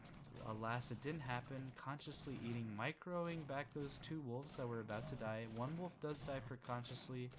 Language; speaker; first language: English; native; English